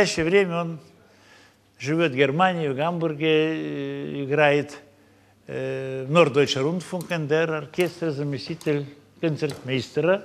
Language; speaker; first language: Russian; non-native, fluent; Lithuanian